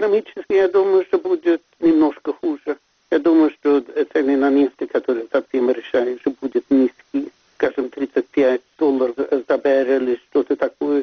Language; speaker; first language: Russian; non-native, fluent; Swedish